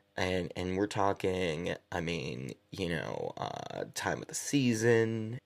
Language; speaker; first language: English; native; English